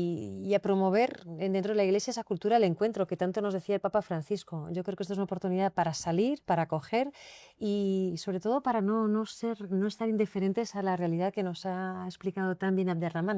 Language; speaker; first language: Spanish; native; Spanish